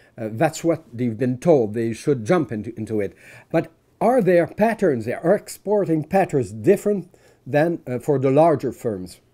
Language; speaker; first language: English; non-native, fluent; French